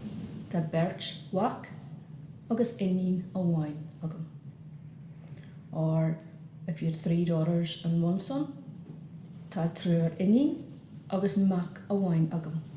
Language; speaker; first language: Irish; non-native, fluent; English